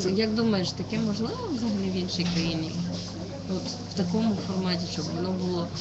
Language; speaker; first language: Ukrainian; native; Ukrainian